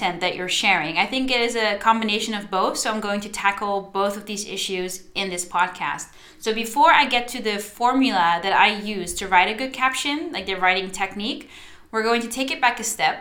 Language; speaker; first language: English; non-native, fluent; Dutch